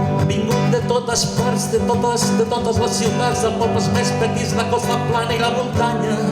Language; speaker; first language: Catalan; non-native, local second language; Spanish